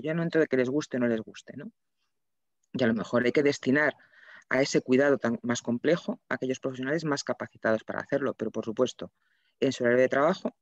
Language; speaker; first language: Spanish; native; Spanish